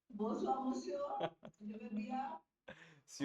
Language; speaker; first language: French; non-native, learner; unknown